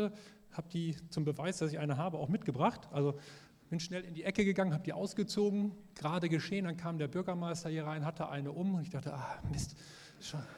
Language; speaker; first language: German; native; German